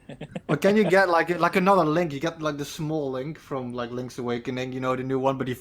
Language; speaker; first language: English; native; English